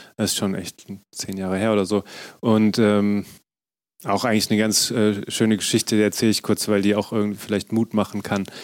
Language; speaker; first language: German; native; German